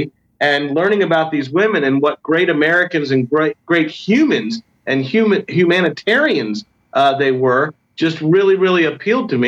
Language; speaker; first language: English; native; English